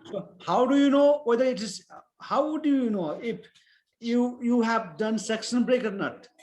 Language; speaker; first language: English; non-native, local second language; Nepali